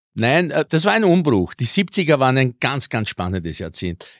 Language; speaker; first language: German; early bilingual, other home language; Croatian